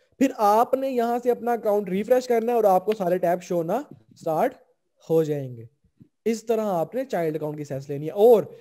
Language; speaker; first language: Urdu; non-native, local second language; Punjabi